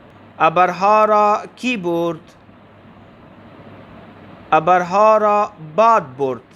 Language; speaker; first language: Persian; non-native, fluent; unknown